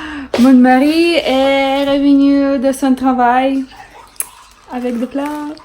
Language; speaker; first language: French; non-native, learner; Russian